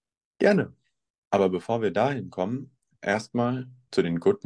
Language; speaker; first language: German; native; German